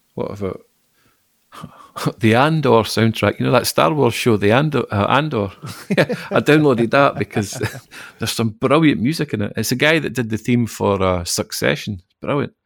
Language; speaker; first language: English; native; English